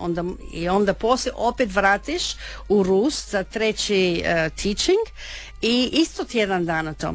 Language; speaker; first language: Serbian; early bilingual, heritage; Croatian